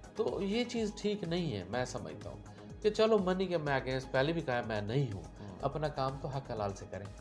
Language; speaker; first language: Urdu; non-native, local second language; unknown